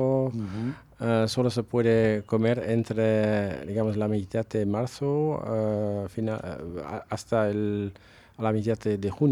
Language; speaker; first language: Spanish; non-native, fluent; German